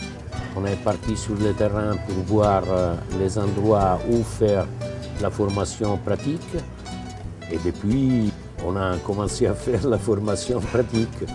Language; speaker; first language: French; non-native, fluent; Italian